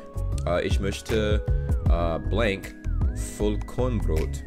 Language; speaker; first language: German; non-native, learner; English